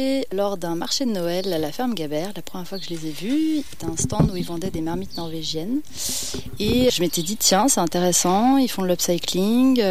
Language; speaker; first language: French; native; French